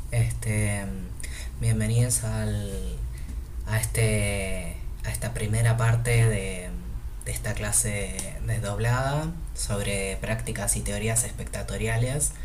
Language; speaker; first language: Spanish; native; Spanish